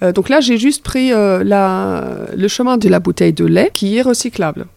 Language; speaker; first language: French; non-native, fluent; German